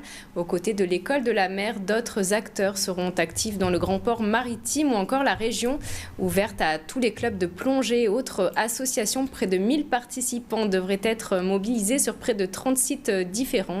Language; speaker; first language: French; native; French